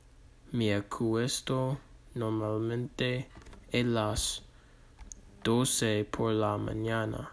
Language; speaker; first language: Spanish; non-native, learner; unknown